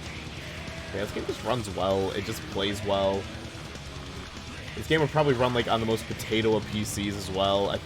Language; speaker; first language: English; native; English